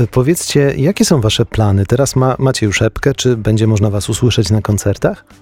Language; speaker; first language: Polish; native; Polish